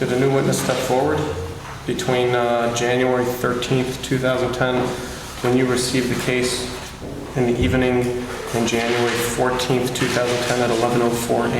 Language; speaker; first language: English; native; English